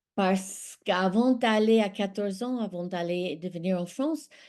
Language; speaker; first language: French; non-native, fluent; English